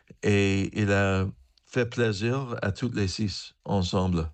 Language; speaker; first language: French; non-native, learner; English